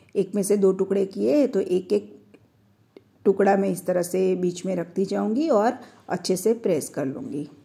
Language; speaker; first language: Hindi; non-native, local second language; Gujarati